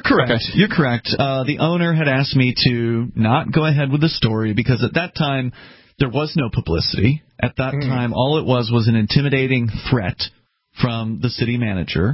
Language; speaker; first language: English; native; English